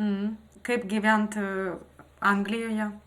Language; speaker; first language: Lithuanian; non-native, learner; Russian